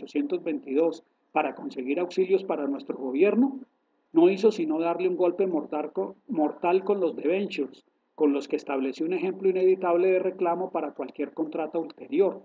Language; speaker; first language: Spanish; native; Spanish